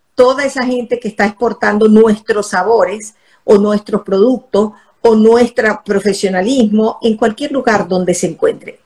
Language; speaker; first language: Spanish; native; Spanish